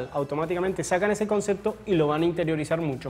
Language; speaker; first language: Spanish; native; Spanish